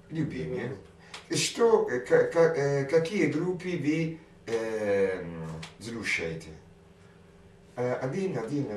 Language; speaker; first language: Russian; non-native, learner; Italian